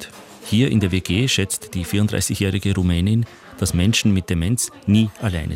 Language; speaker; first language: German; native; German